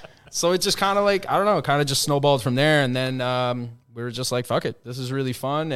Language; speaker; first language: English; early bilingual, other home language; Spanish